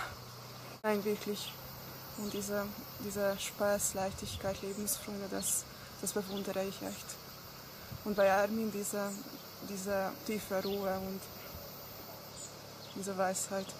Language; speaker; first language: German; non-native, fluent; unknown